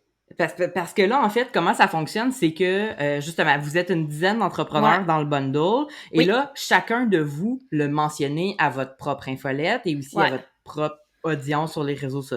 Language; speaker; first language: French; native; French